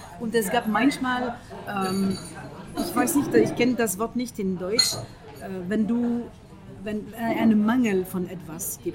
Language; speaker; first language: German; non-native, fluent; French